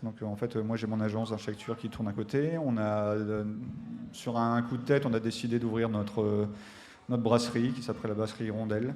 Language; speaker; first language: French; native; French